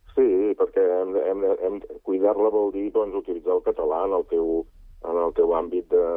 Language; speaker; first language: Catalan; native; Catalan